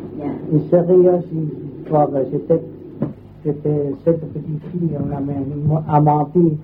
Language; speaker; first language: French; non-native, learner; Vietnamese